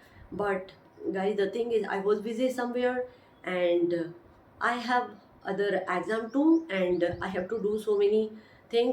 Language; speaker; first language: English; non-native, learner; Hindi